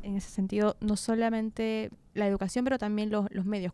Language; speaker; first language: Spanish; native; Spanish